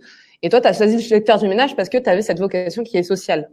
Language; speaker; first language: French; native; French